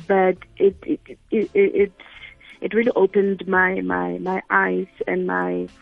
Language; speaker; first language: English; non-native, local second language; Tswana